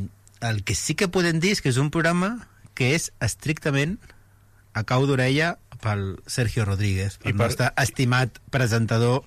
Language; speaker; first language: Catalan; native; Catalan